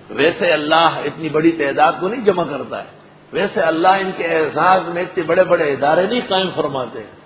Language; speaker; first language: Urdu; non-native, local second language; Pashto